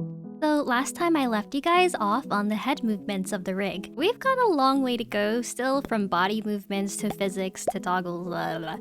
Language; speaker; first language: English; native; English